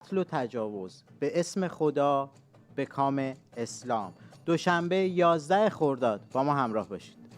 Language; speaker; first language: Persian; native; Persian